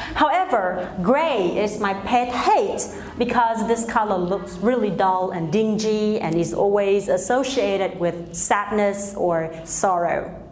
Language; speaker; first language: English; non-native, fluent; Vietnamese